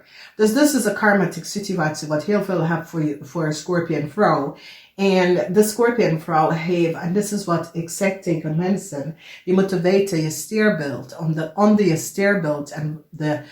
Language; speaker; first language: Dutch; non-native, fluent; English